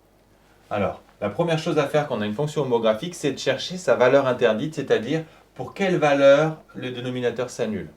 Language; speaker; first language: French; native; French